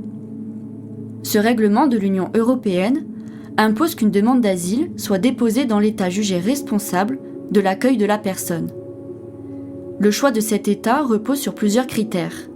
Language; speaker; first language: French; native; French